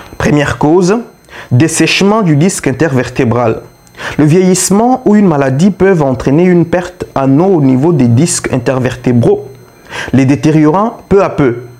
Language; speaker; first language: French; non-native, local second language; Luba-Lulua